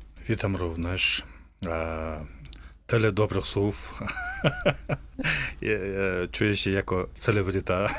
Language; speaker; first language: Polish; non-native, fluent; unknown